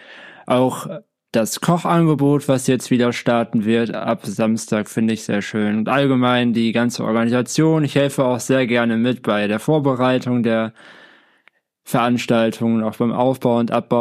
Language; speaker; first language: German; native; German